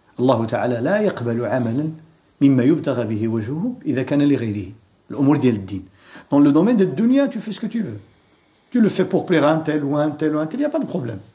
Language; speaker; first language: French; non-native, local second language; Arabic